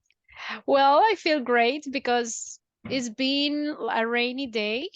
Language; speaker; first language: English; non-native, fluent; Spanish